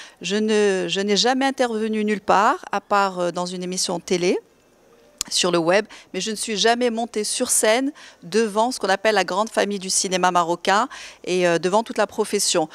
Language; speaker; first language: French; non-native, local second language; Arabic